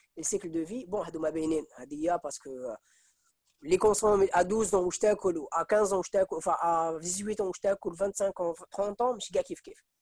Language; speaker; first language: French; non-native, local second language; Arabic